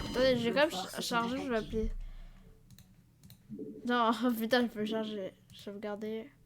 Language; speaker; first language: French; native; French